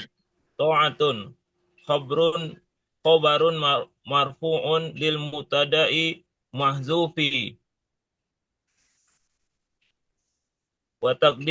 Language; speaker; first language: Arabic; non-native, learner; Indonesian